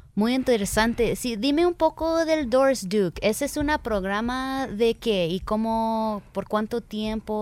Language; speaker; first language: Spanish; early bilingual, heritage; Spanish